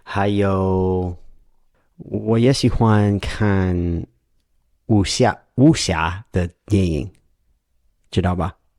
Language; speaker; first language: Chinese; non-native, learner; English